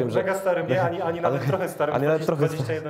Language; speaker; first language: Polish; native; Polish